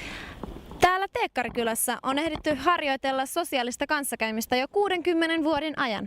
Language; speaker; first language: Finnish; native; Finnish